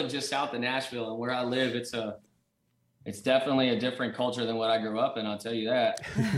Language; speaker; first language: English; native; English